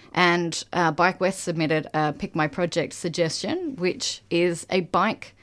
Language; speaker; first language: English; native; English